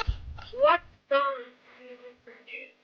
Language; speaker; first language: English; non-native, learner; Czech